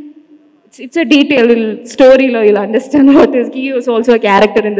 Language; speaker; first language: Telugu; non-native, learner; Malayalam